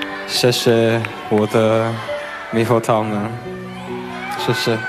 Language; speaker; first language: Chinese; non-native, learner; English